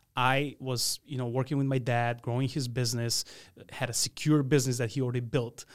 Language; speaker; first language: English; non-native, fluent; Macedonian